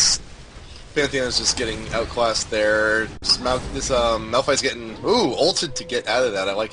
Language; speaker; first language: English; native; English